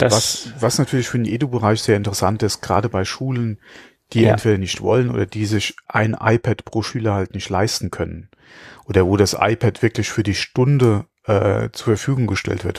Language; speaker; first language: German; native; German